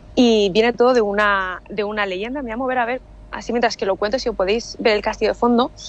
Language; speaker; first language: Spanish; native; Spanish